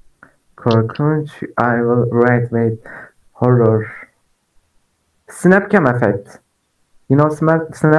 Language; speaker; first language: English; non-native, learner; Turkish